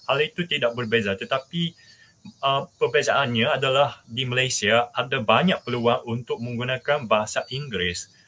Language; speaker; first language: Malay; non-native, fluent; Japanese